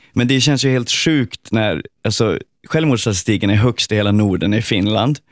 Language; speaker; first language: Swedish; native; Swedish